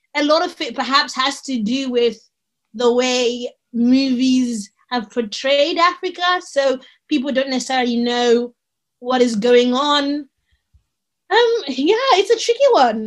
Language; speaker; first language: English; native; English